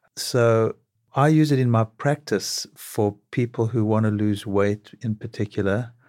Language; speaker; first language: English; native; English